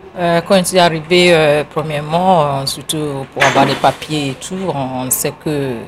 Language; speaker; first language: French; non-native, fluent; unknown